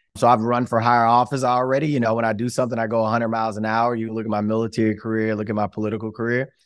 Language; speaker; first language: English; native; English